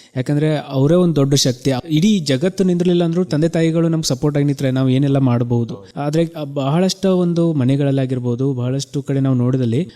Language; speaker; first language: Kannada; native; Kannada